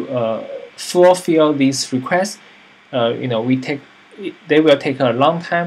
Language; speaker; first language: English; non-native, fluent; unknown